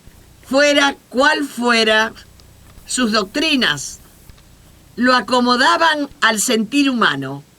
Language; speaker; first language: Spanish; native; Spanish